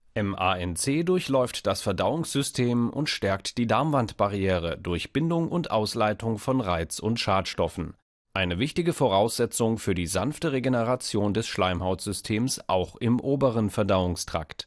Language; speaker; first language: German; native; German